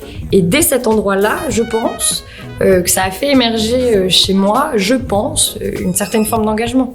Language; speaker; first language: French; native; French